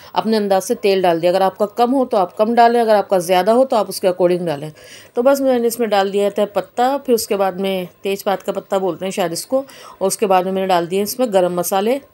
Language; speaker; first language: Hindi; native; Hindi